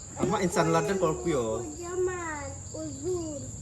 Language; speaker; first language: Turkish; non-native, learner; Indonesian